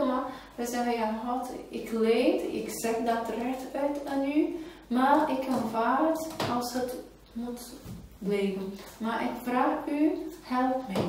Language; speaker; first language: Dutch; non-native, fluent; Portuguese